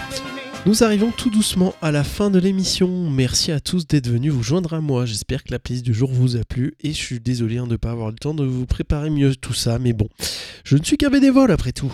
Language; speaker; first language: French; native; French